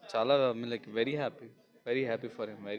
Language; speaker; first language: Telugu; non-native, local second language; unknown